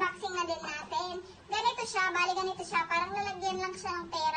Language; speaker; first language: Filipino; non-native, local second language; Iloko